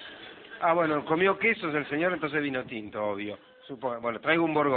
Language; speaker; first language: Spanish; native; Spanish